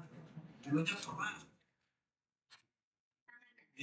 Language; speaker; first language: Indonesian; native; Indonesian